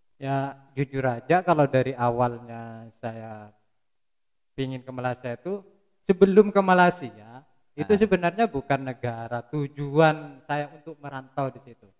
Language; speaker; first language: Indonesian; non-native, local second language; Madurese